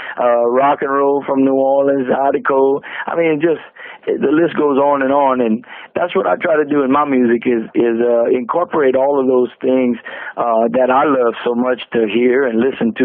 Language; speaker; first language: English; native; English